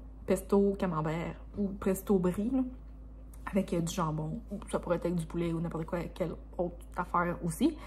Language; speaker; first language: French; native; French